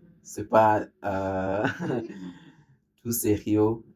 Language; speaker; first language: French; non-native, learner; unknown